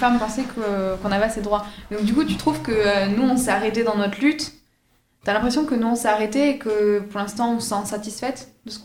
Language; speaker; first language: French; native; French